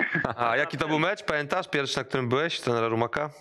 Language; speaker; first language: Polish; native; Polish